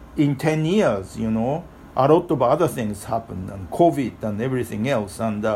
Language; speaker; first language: English; non-native, fluent; Japanese